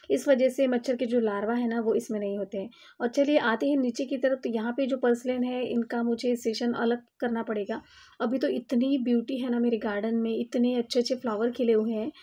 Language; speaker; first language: Hindi; non-native, local second language; Marathi